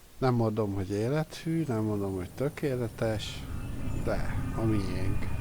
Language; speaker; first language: Hungarian; native; Hungarian